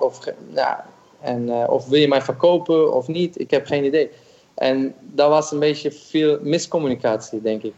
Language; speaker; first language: Dutch; non-native, fluent; German